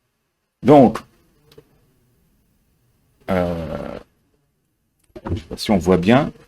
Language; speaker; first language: French; native; French